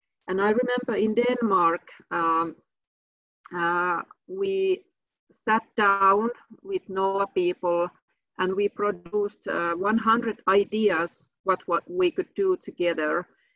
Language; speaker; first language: English; non-native, fluent; Finnish